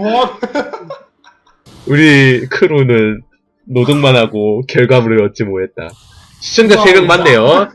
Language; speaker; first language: Korean; native; Korean